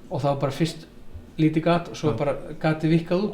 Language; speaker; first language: Icelandic; native; Icelandic